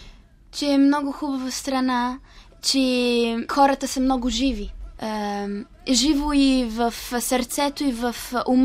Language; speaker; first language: Bulgarian; early bilingual, heritage; Italian